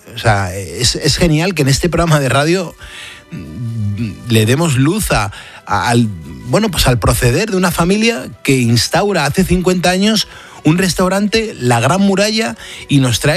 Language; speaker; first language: Spanish; native; Spanish